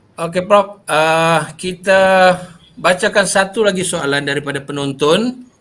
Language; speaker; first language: Malay; native; Malay